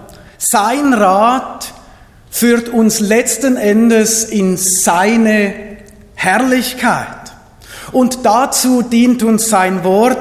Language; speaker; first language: German; native; German